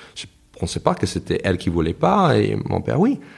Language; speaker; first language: French; non-native, fluent; English